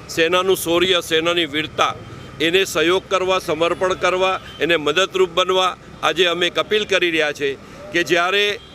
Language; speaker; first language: Gujarati; non-native, local second language; Sindhi